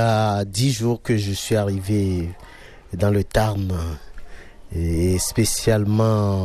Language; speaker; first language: French; non-native, local second language; Fon